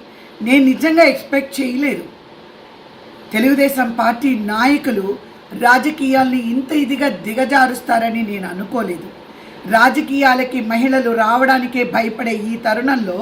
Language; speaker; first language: Telugu; native; Telugu